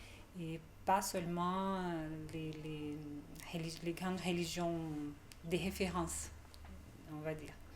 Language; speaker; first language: French; non-native, fluent; Portuguese